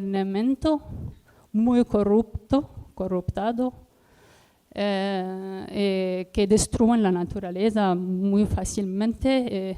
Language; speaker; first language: Spanish; non-native, learner; Arabic